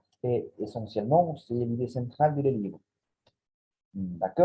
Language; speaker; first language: French; non-native, learner; Spanish